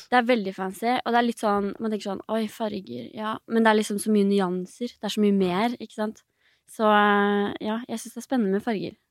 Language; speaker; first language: Norwegian; native; Norwegian